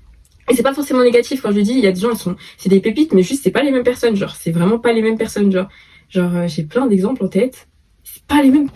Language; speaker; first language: French; native; French